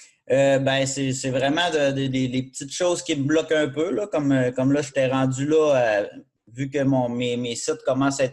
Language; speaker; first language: French; native; French